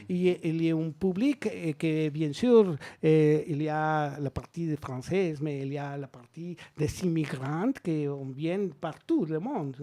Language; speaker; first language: French; non-native, learner; Spanish